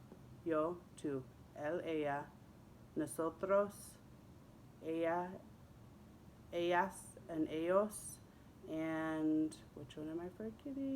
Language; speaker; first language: Spanish; non-native, fluent; English